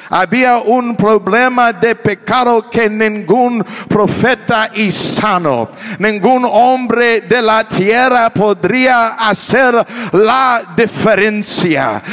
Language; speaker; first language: Spanish; non-native, learner; English